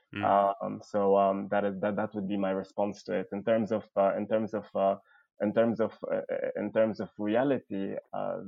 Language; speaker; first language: English; non-native, fluent; Arabic